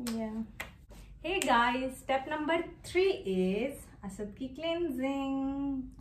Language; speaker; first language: Urdu; native; Urdu